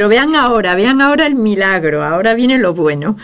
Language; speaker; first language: Spanish; native; Spanish